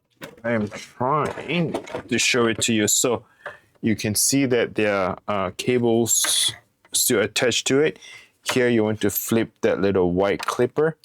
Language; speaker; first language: English; non-native, fluent; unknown